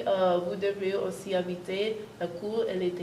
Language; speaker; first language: French; non-native, learner; English